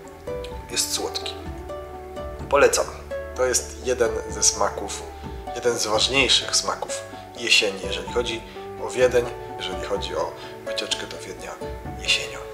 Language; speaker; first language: Polish; native; Polish